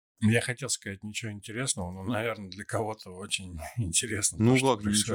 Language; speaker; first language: Russian; native; Russian